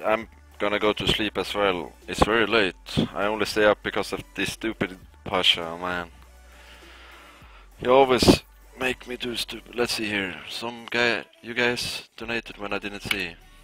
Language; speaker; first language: English; non-native, fluent; Swedish